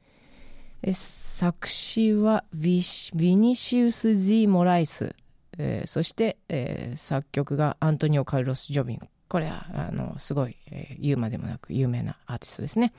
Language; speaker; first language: Japanese; native; Japanese